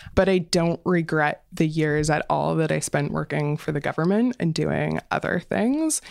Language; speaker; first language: English; native; English